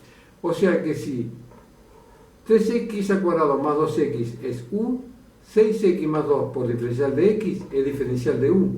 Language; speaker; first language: Spanish; native; Spanish